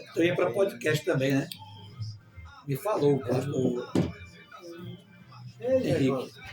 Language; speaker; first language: Portuguese; native; Portuguese